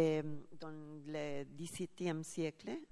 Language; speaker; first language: French; non-native, learner; Spanish